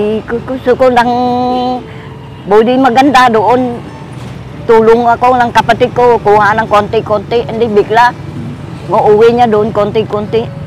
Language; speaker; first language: Filipino; non-native, learner; Vietnamese